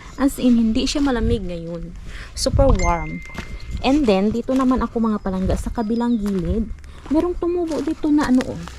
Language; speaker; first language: Filipino; non-native, local second language; Cebuano